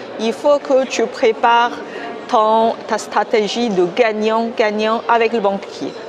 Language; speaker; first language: French; non-native, fluent; Chinese